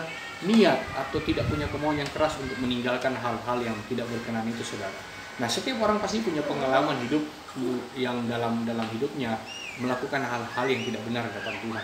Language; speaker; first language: Indonesian; native; Indonesian